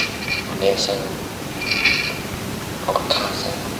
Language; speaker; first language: Japanese; non-native, learner; Vietnamese